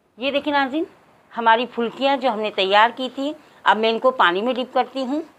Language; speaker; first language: Urdu; native; Urdu